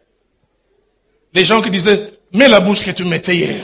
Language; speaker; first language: French; non-native, local second language; Lingala